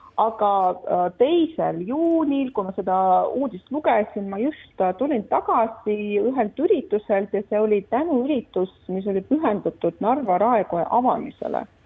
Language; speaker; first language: Estonian; non-native, local second language; Russian